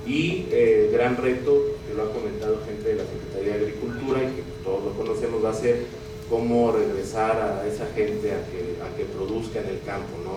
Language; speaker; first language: Spanish; native; Spanish